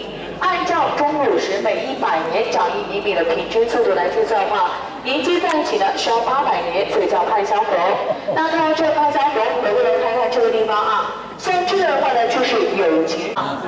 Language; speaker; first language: Chinese; native; Chinese